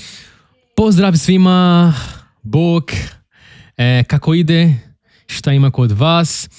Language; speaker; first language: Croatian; non-native, learner; Portuguese